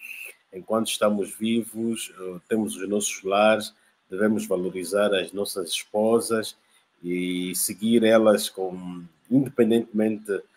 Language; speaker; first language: Portuguese; native; Portuguese